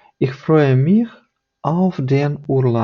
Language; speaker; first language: German; non-native, fluent; Ukrainian